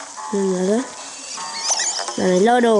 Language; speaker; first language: Spanish; native; Spanish